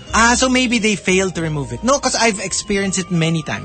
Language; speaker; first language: English; non-native, local second language; Filipino